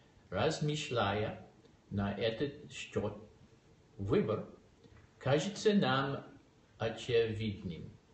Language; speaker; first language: Russian; non-native, learner; English